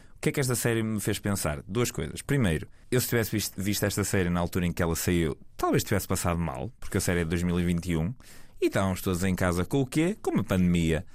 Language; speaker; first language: Portuguese; native; Portuguese